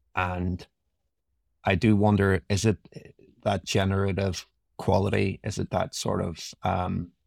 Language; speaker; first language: English; native; English